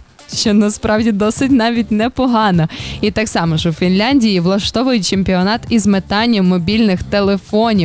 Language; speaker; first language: Ukrainian; native; Ukrainian